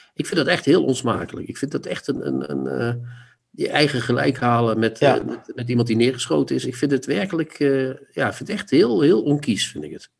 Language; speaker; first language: Dutch; non-native, local second language; Limburgish